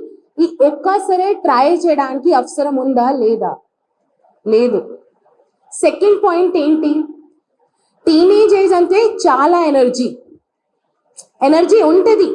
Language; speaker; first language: Telugu; non-native, fluent; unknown